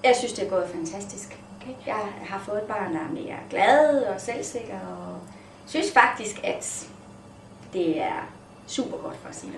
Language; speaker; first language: Danish; native; Danish